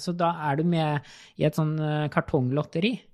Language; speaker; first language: Norwegian; native; Norwegian